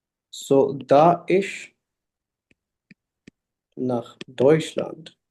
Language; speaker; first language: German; non-native, fluent; Hindi